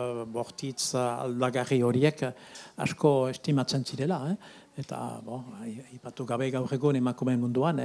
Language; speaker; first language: Basque; native; Basque